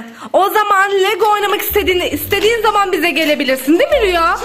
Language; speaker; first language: Turkish; native; Turkish